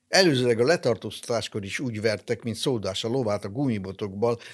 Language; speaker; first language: Hungarian; non-native, local second language; German